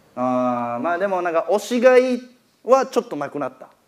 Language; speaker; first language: Japanese; native; Japanese